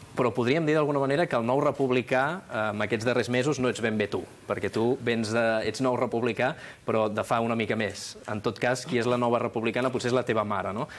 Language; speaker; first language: Catalan; native; Catalan